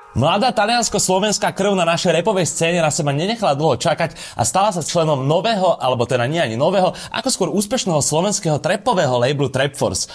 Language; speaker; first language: Slovak; native; Slovak